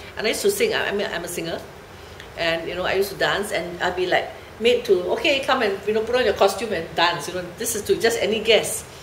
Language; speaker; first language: English; native; English